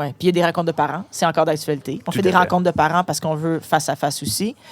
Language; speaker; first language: French; native; French